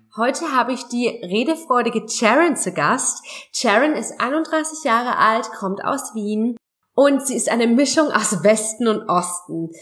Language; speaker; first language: German; native; German